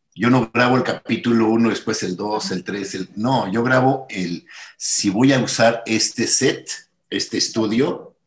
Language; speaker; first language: Spanish; native; Spanish